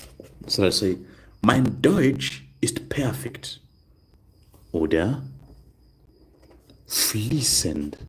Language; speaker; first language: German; non-native, learner; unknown